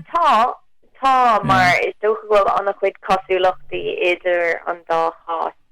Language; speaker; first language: Irish; non-native, local second language; English